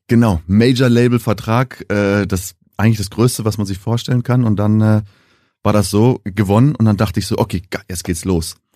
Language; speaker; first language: German; early bilingual, heritage; German